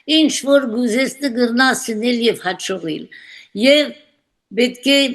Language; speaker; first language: Armenian; early bilingual, heritage; Armenian